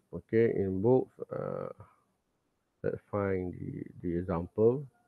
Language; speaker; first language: English; non-native, local second language; Malay